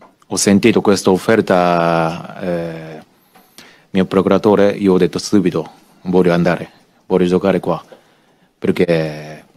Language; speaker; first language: Italian; non-native, learner; Japanese